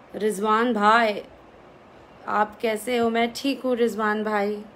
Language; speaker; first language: Hindi; native; Hindi